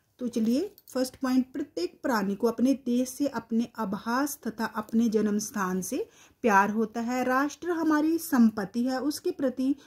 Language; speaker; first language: Hindi; native; Hindi